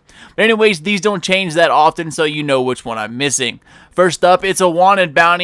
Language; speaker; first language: English; native; English